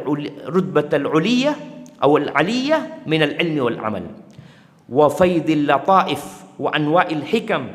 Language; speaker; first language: Arabic; non-native, fluent; Indonesian